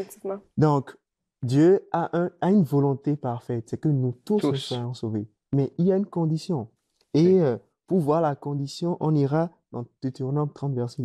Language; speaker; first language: French; native; French